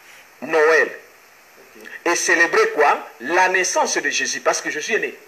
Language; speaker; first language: French; non-native, local second language; Lingala